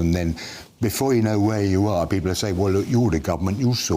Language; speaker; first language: English; native; English